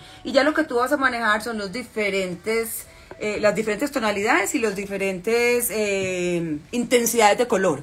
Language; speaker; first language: Spanish; native; Spanish